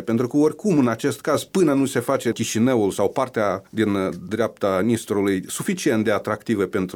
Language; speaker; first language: Romanian; native; Romanian